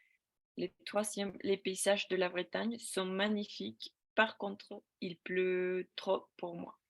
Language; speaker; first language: French; non-native, fluent; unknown